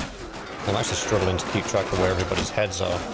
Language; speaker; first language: English; native; English